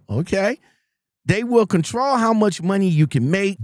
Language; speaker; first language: English; native; English